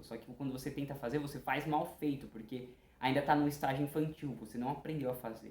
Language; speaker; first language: Portuguese; native; Portuguese